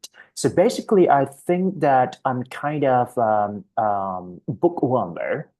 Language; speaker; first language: English; non-native, fluent; Thai